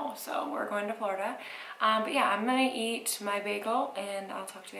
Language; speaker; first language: English; native; English